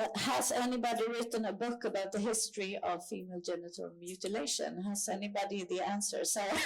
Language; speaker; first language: English; non-native, fluent; Swedish